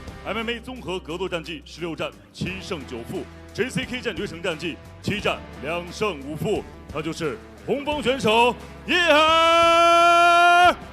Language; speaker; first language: Chinese; native; Chinese